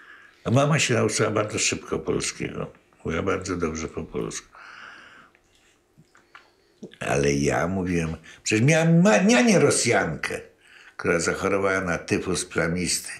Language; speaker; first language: Polish; non-native, local second language; Russian